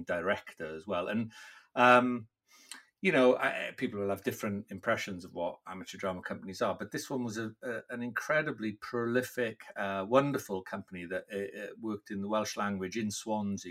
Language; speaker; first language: English; non-native, local second language; Welsh